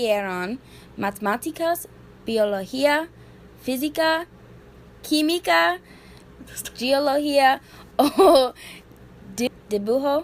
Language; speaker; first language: Spanish; non-native, learner; English